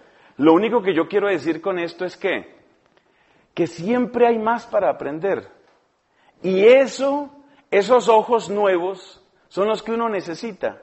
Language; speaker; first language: Spanish; native; Spanish